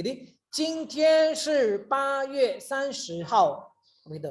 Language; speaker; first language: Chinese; non-native, fluent; Indonesian